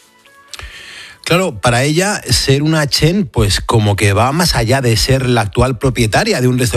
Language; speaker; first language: Spanish; native; Spanish